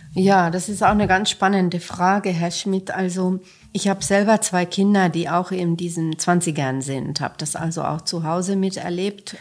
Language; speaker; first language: German; non-native, fluent; Finnish